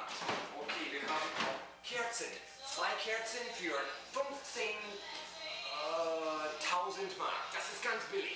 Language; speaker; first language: German; non-native, learner; English